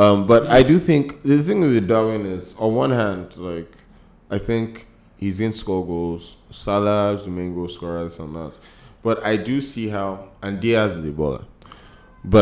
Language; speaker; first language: English; non-native, local second language; Yoruba